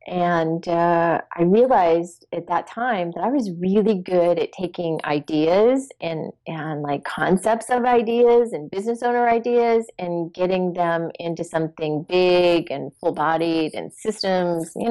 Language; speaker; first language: English; native; English